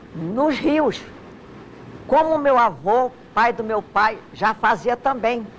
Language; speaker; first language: Portuguese; native; Portuguese